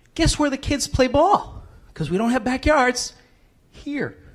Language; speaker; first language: English; native; English